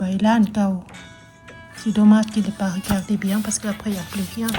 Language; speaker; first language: French; non-native, learner; Thai